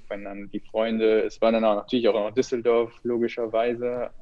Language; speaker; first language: German; native; German